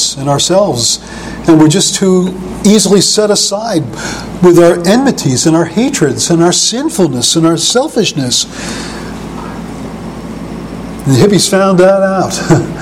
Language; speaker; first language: English; native; English